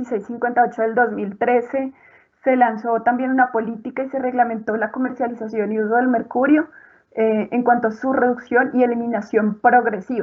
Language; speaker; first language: Spanish; native; Spanish